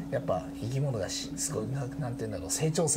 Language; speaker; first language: Japanese; native; Japanese